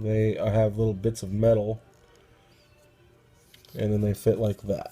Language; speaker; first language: English; native; English